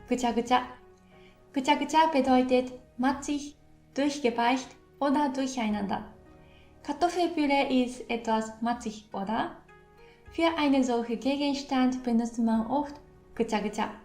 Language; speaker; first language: German; non-native, fluent; Japanese